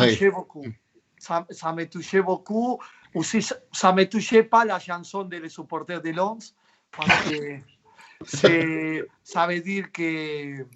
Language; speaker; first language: French; non-native, fluent; Spanish